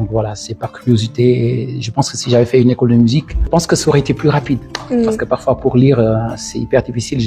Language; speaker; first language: French; non-native, local second language; Wolof